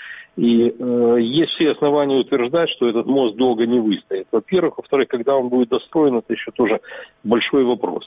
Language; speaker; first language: Russian; native; Russian